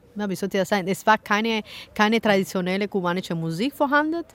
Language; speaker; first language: German; non-native, fluent; Spanish